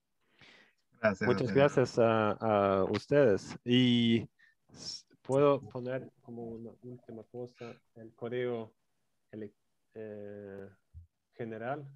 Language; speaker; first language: Spanish; non-native, fluent; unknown